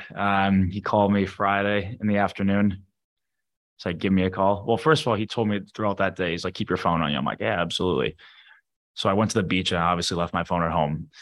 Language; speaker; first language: English; native; English